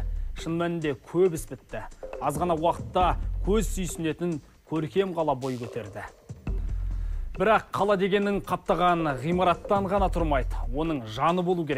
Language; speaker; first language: Kazakh; native; Kazakh